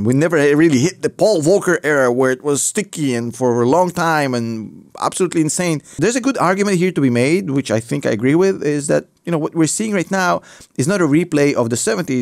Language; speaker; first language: English; native; English